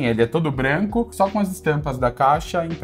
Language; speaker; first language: Portuguese; native; Portuguese